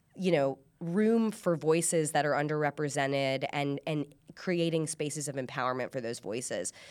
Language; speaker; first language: English; early bilingual, other home language; Persian